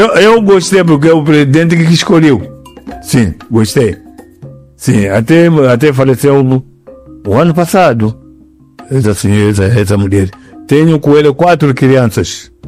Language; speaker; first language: Portuguese; non-native, local second language; Yao